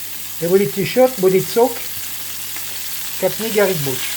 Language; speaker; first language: Russian; non-native, learner; French